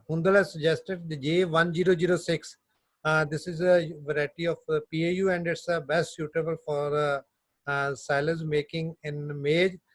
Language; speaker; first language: English; non-native, local second language; Punjabi